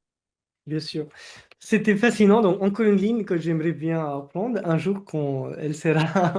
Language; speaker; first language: French; non-native, fluent; Marathi